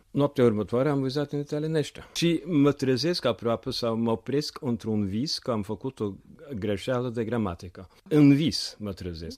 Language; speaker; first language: Romanian; non-native, fluent; Norwegian